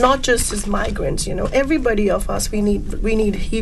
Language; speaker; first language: English; non-native, local second language; Punjabi